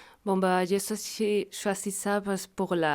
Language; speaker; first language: French; non-native, fluent; Spanish